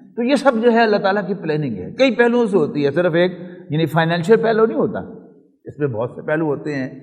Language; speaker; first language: Urdu; non-native, local second language; Punjabi